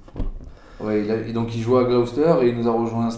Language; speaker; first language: French; native; French